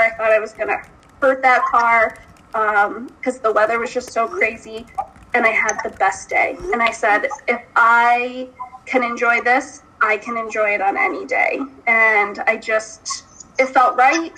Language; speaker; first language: English; native; English